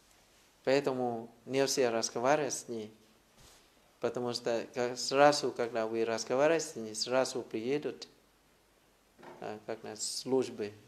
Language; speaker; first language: Russian; non-native, learner; Thai